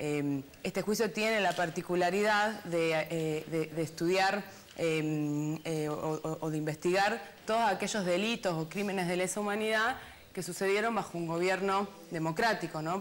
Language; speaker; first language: Spanish; native; Spanish